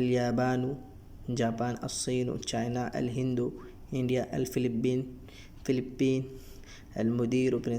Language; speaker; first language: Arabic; non-native, fluent; Urdu